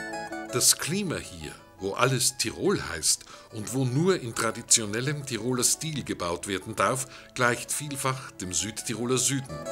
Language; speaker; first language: German; native; German